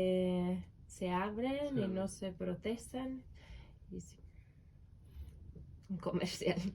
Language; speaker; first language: Spanish; non-native, learner; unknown